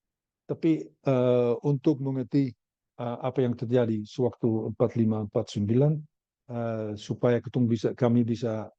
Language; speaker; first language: Indonesian; non-native, learner; Dutch